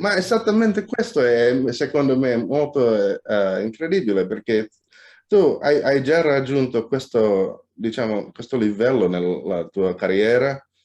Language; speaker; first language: Italian; non-native, fluent; Indonesian